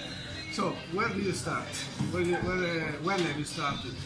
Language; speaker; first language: English; non-native, fluent; Italian